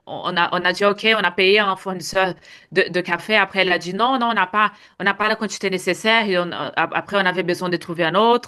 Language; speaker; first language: French; non-native, fluent; Portuguese